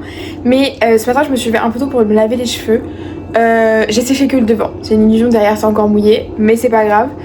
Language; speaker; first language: French; native; French